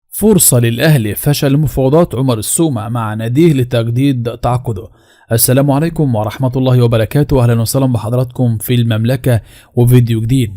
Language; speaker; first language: Arabic; native; Arabic